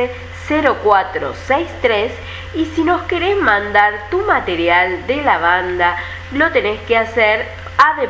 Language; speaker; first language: Spanish; native; Spanish